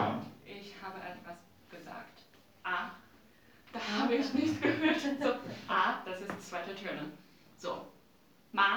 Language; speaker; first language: German; non-native, learner; Chinese